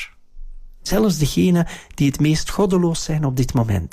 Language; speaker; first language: Dutch; native; Dutch